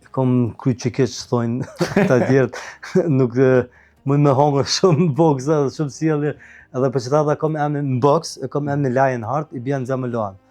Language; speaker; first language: Albanian; native; Albanian